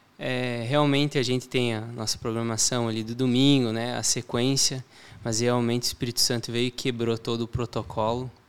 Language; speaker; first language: Portuguese; native; Portuguese